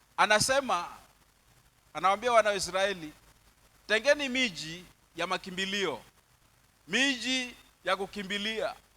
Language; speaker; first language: Swahili; non-native, local second language; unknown